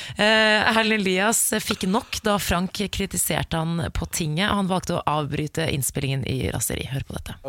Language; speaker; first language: Norwegian; early bilingual, other home language; English